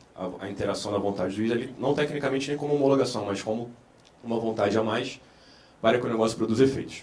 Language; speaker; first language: Portuguese; native; Portuguese